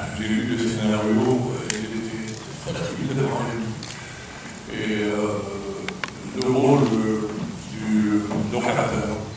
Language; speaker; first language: French; non-native, fluent; Swedish